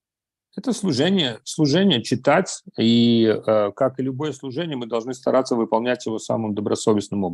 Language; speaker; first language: Russian; native; Russian